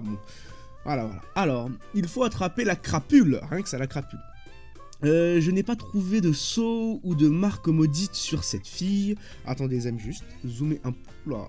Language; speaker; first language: French; native; French